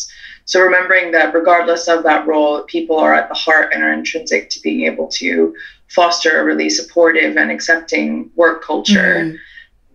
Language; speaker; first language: English; native; English